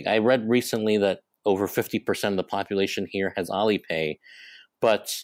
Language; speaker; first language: English; non-native, local second language; Cantonese